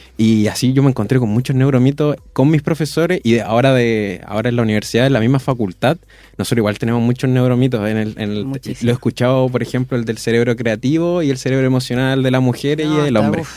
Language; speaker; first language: Spanish; native; Spanish